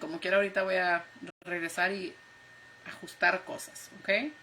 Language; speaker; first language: Spanish; early bilingual, heritage; Spanish